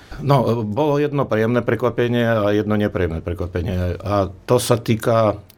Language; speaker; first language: Slovak; early bilingual, other home language; Russian